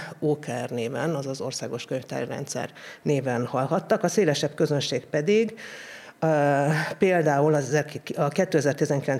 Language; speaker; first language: Hungarian; native; Hungarian